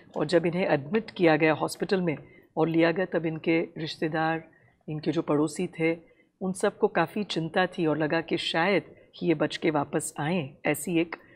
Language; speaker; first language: Hindi; non-native, local second language; Tamil